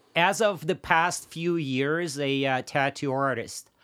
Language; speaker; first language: English; non-native, fluent; Russian